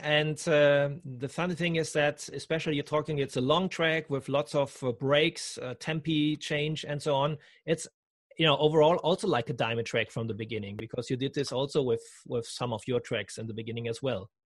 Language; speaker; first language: English; non-native, fluent; German